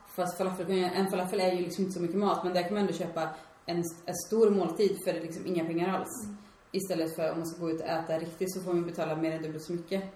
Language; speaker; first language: Swedish; native; Swedish